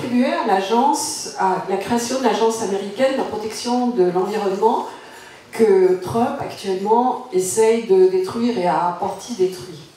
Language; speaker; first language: French; native; French